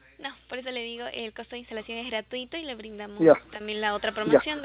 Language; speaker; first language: Spanish; native; Spanish